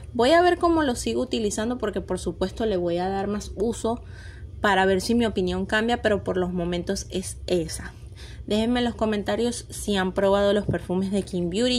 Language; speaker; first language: Spanish; native; Spanish